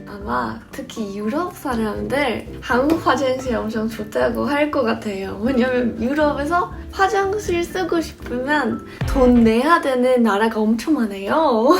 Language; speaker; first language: Korean; non-native, fluent; English